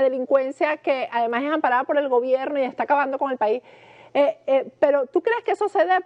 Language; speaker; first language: Spanish; native; Spanish